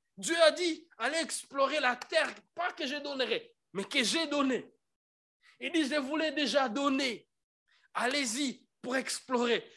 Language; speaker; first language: French; non-native, local second language; Lingala